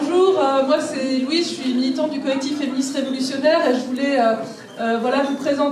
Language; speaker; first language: French; native; French